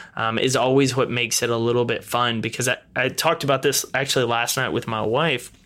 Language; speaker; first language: English; native; English